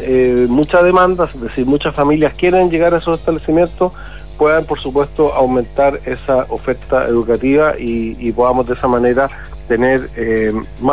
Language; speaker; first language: Spanish; native; Spanish